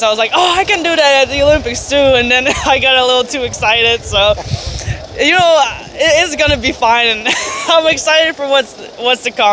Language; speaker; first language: English; non-native, fluent; Dutch